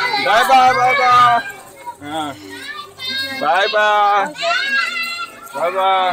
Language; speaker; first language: Chinese; non-native, learner; Rundi